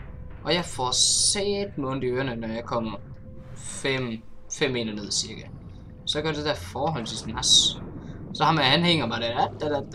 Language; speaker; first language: Danish; native; Danish